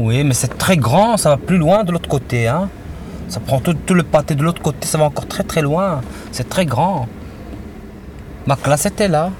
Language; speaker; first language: French; native; French